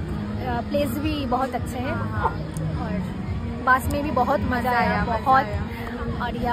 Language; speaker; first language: Hindi; non-native, local second language; Bangla